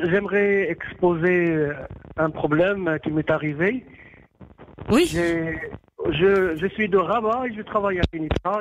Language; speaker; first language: French; non-native, local second language; Arabic